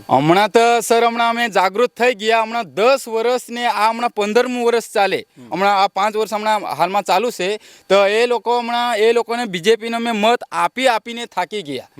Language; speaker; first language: Gujarati; non-native, local second language; Kukna